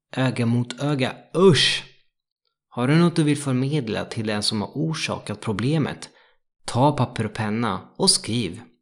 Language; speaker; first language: Swedish; non-native, fluent; Italian